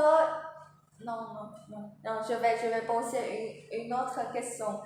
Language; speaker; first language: French; non-native, learner; Vietnamese